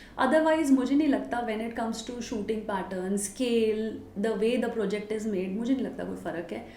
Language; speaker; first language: Hindi; native; Hindi